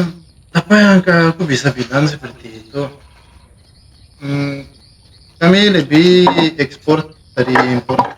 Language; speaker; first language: Indonesian; non-native, learner; Malagasy